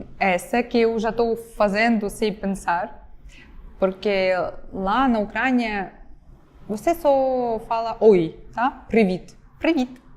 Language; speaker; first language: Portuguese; non-native, fluent; Ukrainian